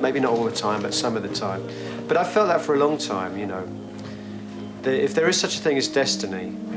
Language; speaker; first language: English; native; English